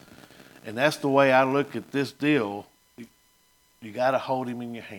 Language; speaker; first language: English; native; English